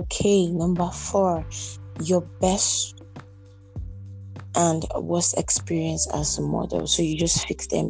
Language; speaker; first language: English; non-native, local second language; Igbo